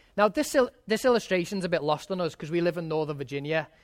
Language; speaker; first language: English; native; English